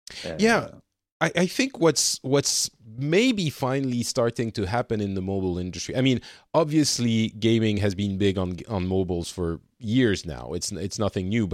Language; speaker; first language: English; non-native, fluent; French